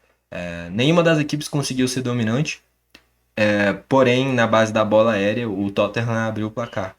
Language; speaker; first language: Portuguese; native; Portuguese